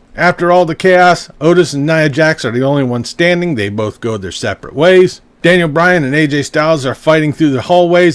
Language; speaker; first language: English; native; English